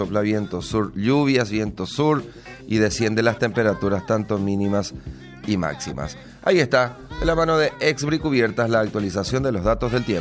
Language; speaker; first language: Spanish; native; Spanish